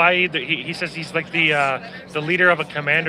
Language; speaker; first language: English; native; English